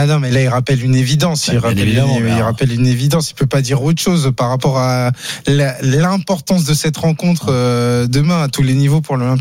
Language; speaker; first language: French; native; French